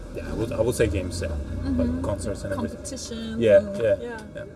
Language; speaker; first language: English; non-native, fluent; Russian